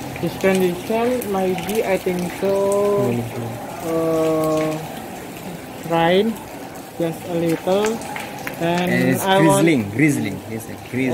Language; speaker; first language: English; non-native, learner; Indonesian